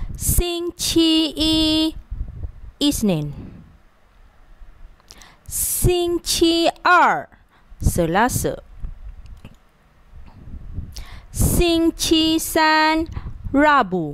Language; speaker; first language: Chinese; non-native, local second language; Malay